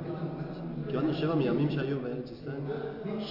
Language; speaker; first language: Hebrew; non-native, learner; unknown